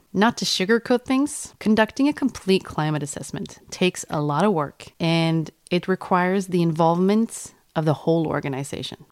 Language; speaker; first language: English; non-native, fluent; Swedish